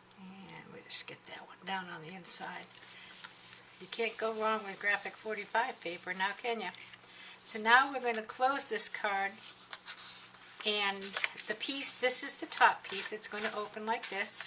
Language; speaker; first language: English; native; English